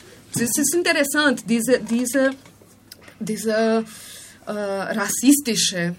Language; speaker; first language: German; non-native, fluent; Spanish